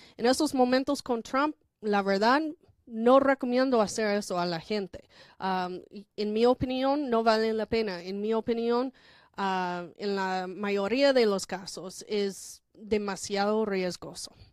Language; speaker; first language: Spanish; non-native, fluent; English